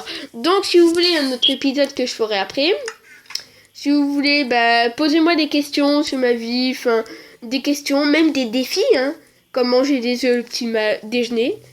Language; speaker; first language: French; native; French